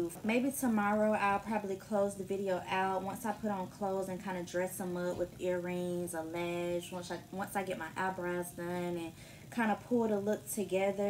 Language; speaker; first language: English; native; English